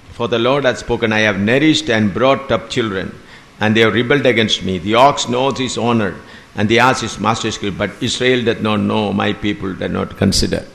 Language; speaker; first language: English; non-native, local second language; Malayalam